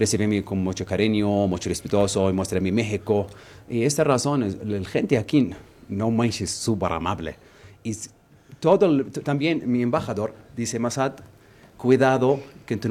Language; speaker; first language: Spanish; non-native, learner; Arabic